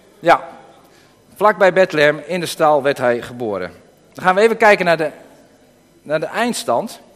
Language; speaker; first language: Dutch; native; Dutch